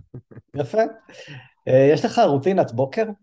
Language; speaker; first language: Hebrew; native; Hebrew